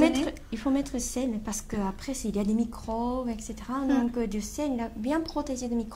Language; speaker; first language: French; non-native, learner; Japanese